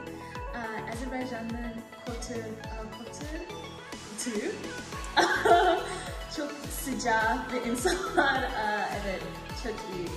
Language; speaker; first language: Turkish; non-native, learner; English